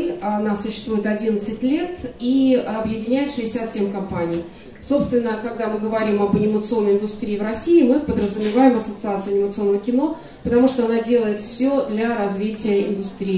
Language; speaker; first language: Russian; native; Russian